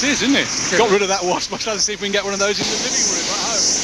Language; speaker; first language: English; native; English